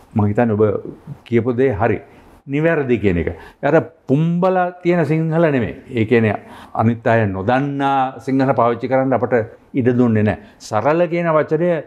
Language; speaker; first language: Sinhala; native; Sinhala